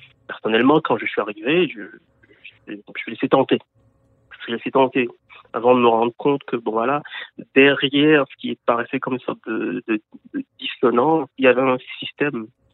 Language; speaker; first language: French; non-native, local second language; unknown